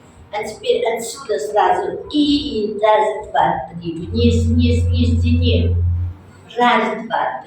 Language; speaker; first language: Russian; non-native, local second language; Kazakh